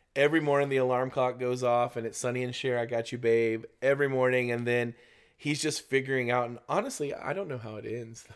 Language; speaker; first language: English; native; English